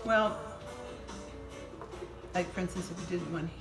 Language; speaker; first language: English; native; English